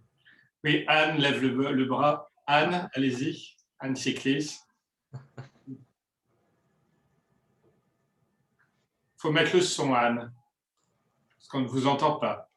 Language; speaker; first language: French; native; French